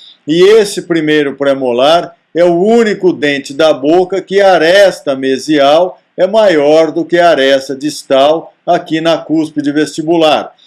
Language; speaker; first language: Portuguese; native; Portuguese